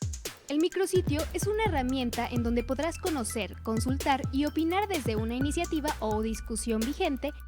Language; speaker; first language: Spanish; native; Spanish